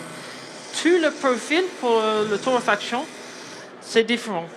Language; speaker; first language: French; non-native, learner; English